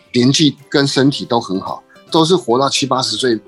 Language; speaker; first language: Chinese; native; Chinese